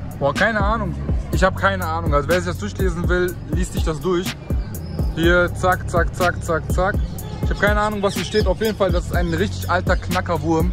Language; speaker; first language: German; early bilingual, other home language; Turkish